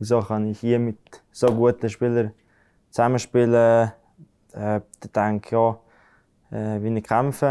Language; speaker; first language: German; non-native, fluent; Latvian